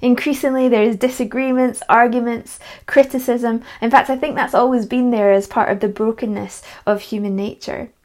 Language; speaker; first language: English; native; English